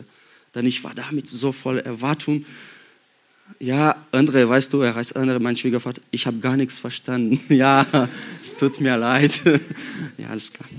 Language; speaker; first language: German; non-native, fluent; Portuguese